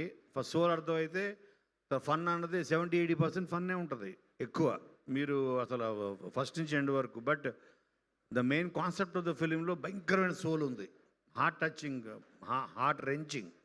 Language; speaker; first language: Telugu; native; Telugu